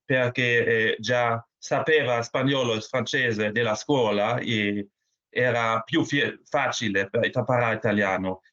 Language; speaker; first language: Italian; non-native, learner; German